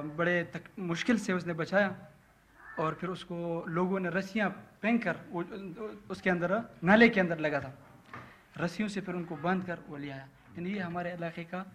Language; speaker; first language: Urdu; non-native, local second language; Pashto